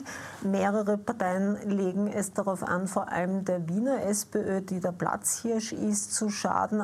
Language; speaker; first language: German; native; German